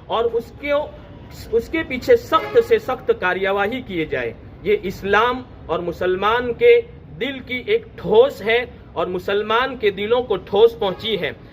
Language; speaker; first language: Urdu; non-native, local second language; Gujarati